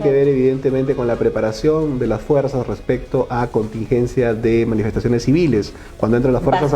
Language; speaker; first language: Spanish; native; Spanish